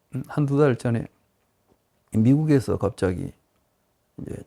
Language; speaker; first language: Korean; native; Korean